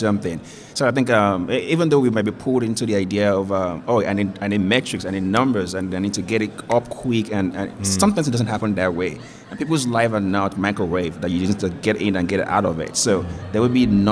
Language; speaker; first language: English; non-native, local second language; Yoruba